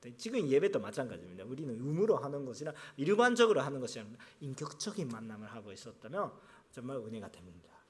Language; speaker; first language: Korean; non-native, fluent; Japanese